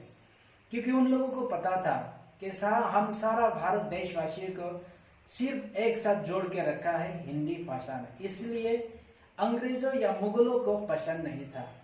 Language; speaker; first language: Hindi; non-native, local second language; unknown